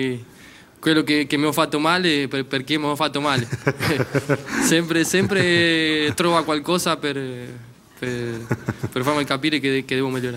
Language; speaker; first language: Italian; non-native, learner; Spanish